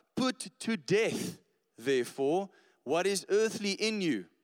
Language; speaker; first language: English; non-native, local second language; Afrikaans